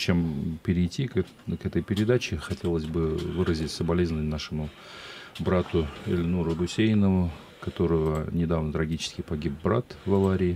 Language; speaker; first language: Russian; native; Russian